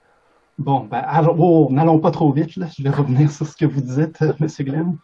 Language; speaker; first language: French; native; French